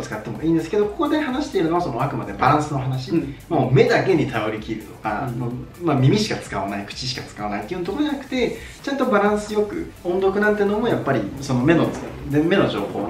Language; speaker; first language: Japanese; native; Japanese